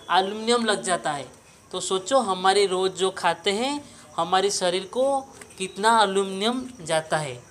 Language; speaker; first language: Hindi; non-native, local second language; Odia